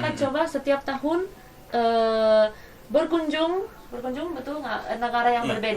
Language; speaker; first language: Indonesian; non-native, fluent; Spanish